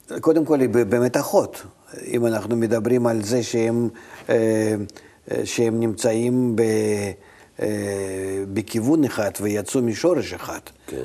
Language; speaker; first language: Hebrew; non-native, fluent; Russian